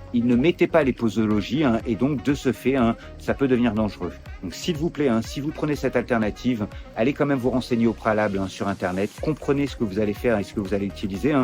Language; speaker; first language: French; native; French